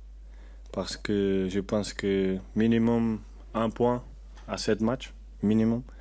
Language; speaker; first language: French; non-native, learner; Portuguese